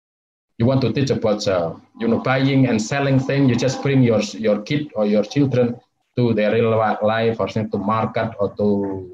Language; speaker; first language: English; non-native, fluent; Javanese